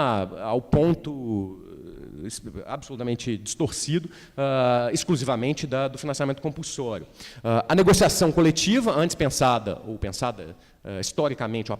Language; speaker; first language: Portuguese; native; Portuguese